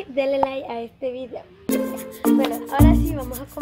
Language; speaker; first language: Spanish; native; Spanish